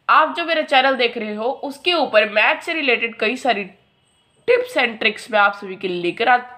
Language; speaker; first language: Hindi; non-native, local second language; Punjabi